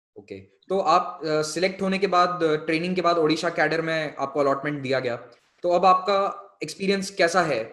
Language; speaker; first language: Hindi; native; Hindi